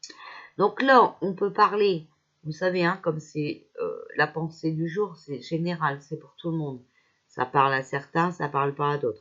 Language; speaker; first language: French; native; French